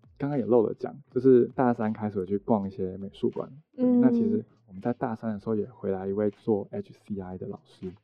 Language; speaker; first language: Chinese; native; Chinese